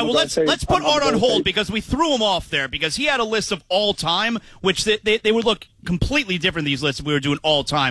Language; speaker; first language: English; native; English